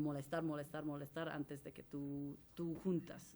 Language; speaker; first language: Spanish; non-native, fluent; English